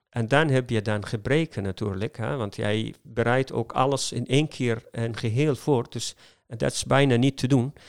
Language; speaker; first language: Dutch; non-native, fluent; Arabic